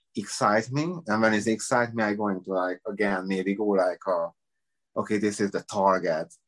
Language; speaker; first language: English; non-native, learner; Hungarian